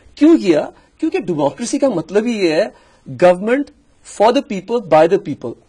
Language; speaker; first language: Urdu; native; Urdu